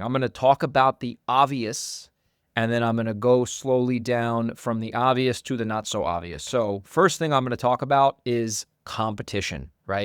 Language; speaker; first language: English; native; English